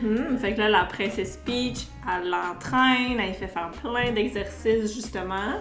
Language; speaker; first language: French; native; French